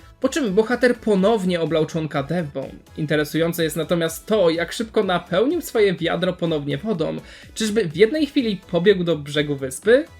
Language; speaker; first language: Polish; native; Polish